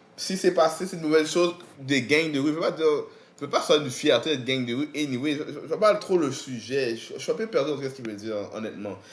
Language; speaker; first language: French; native; French